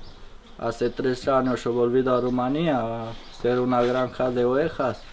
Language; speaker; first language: Spanish; non-native, fluent; Romanian